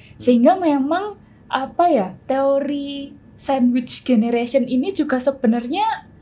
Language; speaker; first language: Indonesian; native; Indonesian